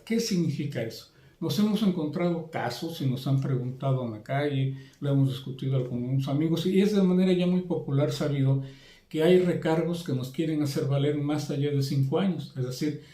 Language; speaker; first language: Spanish; native; Spanish